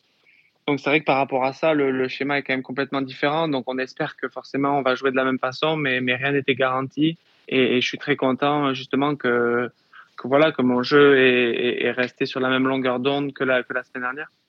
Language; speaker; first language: French; native; French